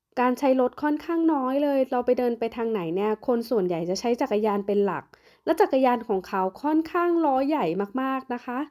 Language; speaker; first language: Thai; native; Thai